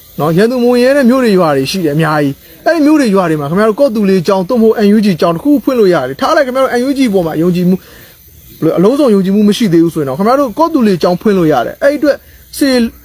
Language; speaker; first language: Burmese; non-native, local second language; S'gaw Karen